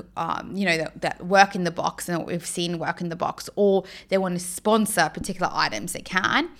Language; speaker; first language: English; native; English